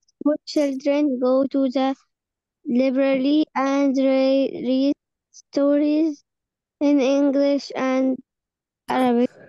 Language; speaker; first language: English; non-native, learner; Arabic